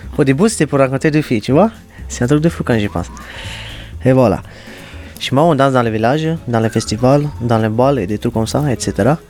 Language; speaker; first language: French; non-native, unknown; Romanian